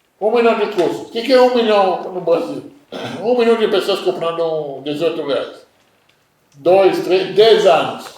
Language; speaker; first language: Portuguese; non-native, fluent; Hebrew